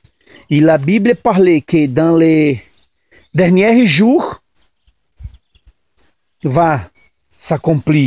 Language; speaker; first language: French; non-native, learner; Portuguese